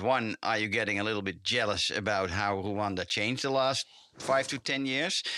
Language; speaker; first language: English; non-native, fluent; Dutch